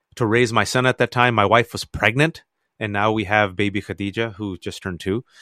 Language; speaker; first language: English; native; English